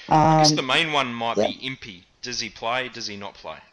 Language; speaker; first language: English; native; English